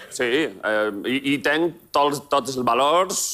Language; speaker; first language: Catalan; non-native, learner; Spanish